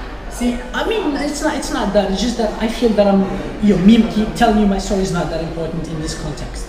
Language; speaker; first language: English; non-native, fluent; Arabic